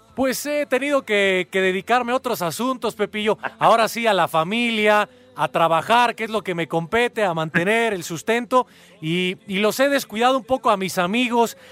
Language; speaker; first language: Spanish; native; Spanish